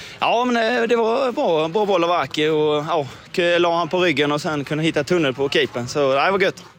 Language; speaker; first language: Swedish; native; Swedish